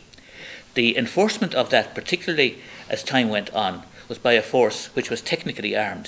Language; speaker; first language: English; native; English